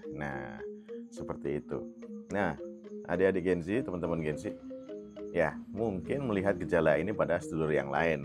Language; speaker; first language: Indonesian; native; Indonesian